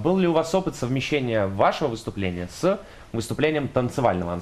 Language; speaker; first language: Russian; native; Russian